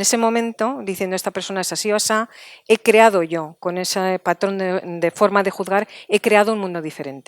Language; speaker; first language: Spanish; native; Spanish